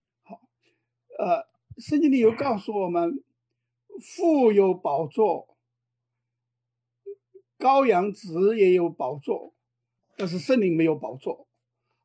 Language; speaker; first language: Chinese; native; Chinese